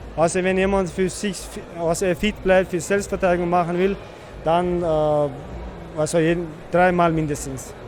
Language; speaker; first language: German; non-native, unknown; Czech